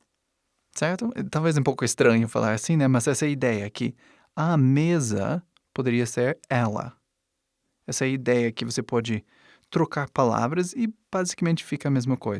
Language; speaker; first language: Portuguese; non-native, fluent; English